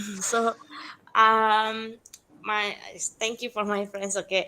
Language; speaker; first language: English; non-native, learner; Indonesian